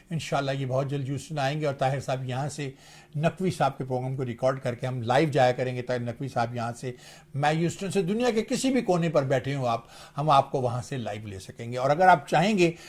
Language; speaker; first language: Urdu; native; Urdu